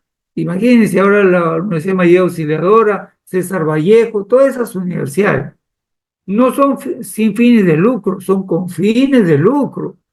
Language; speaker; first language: Spanish; native; Spanish